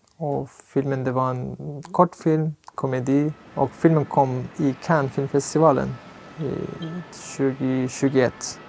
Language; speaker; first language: Swedish; non-native, fluent; Persian